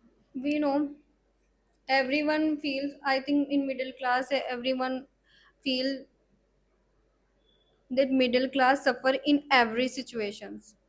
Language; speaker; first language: English; non-native, learner; Hindi